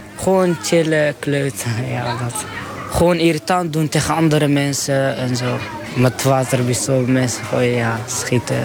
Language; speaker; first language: Dutch; early bilingual, other home language; Arabic